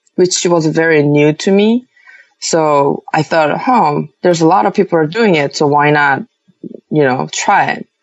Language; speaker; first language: English; non-native, fluent; Korean